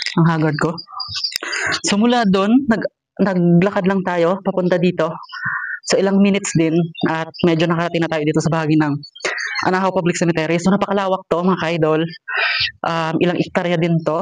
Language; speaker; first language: Filipino; non-native, local second language; Romany